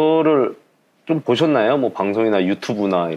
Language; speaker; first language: Korean; native; Korean